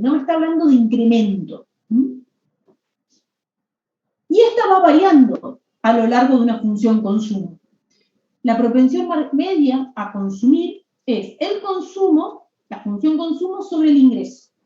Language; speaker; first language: Spanish; native; Spanish